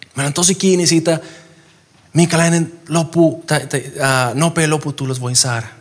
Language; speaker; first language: Finnish; non-native, fluent; Spanish